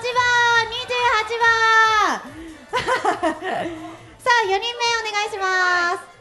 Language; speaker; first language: Japanese; native; Japanese